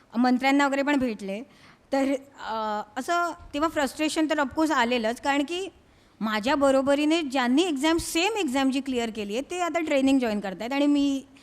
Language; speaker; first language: Marathi; native; Marathi